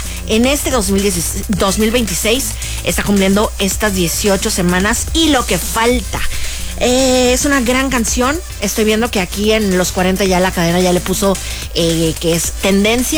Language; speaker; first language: Spanish; native; Spanish